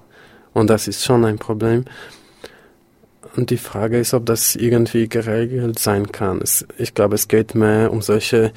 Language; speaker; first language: German; non-native, fluent; Polish